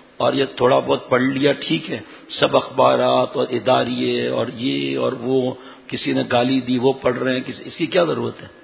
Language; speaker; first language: Urdu; native; Urdu